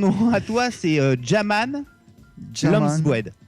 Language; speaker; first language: French; native; French